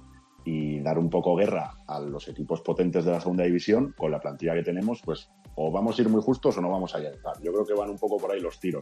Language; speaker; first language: Spanish; native; Spanish